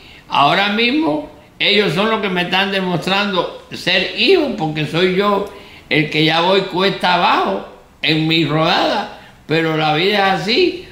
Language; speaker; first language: Spanish; native; Spanish